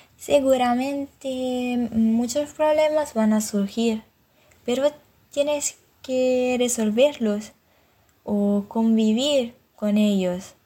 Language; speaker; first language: Spanish; non-native, fluent; Italian